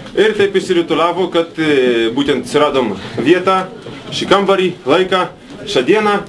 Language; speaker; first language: Lithuanian; native; Lithuanian